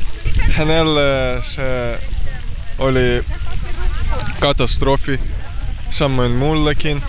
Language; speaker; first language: Finnish; non-native, learner; Ukrainian